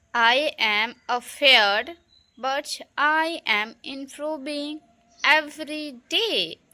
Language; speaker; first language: English; non-native, local second language; Hindi